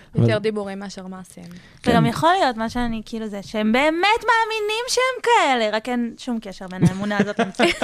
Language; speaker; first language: Hebrew; early bilingual, other home language; English